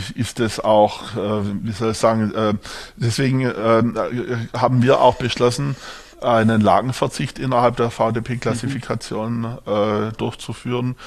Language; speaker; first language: German; native; German